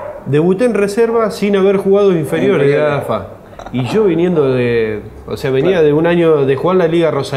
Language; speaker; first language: Spanish; native; Spanish